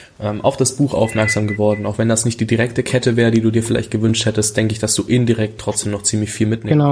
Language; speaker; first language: German; native; German